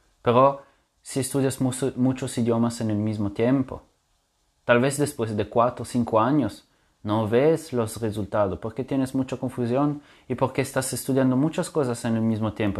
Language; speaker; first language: Spanish; non-native, fluent; French